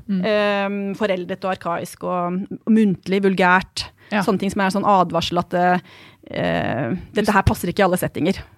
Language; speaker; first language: Norwegian; native; Norwegian